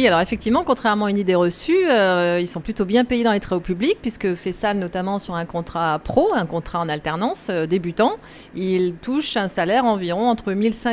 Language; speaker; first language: French; native; French